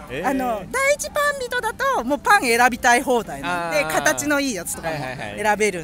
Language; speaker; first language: Japanese; native; Japanese